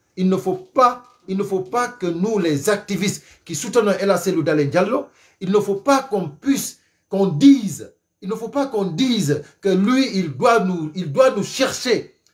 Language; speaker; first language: French; non-native, local second language; Fula